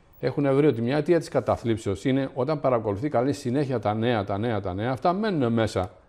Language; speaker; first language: Greek; native; Greek